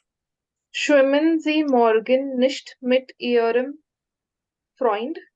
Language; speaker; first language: German; non-native, learner; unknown